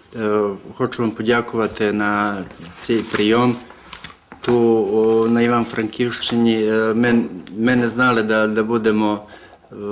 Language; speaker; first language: Ukrainian; early bilingual, heritage; Ukrainian